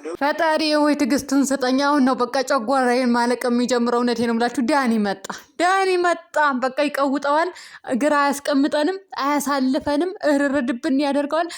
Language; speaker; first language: Amharic; native; Amharic